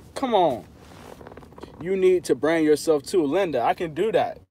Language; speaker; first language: English; native; English